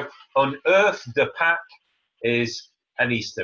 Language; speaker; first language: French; non-native, fluent; English